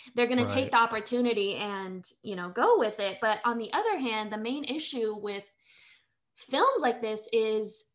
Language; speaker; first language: English; early bilingual, other home language; Vietnamese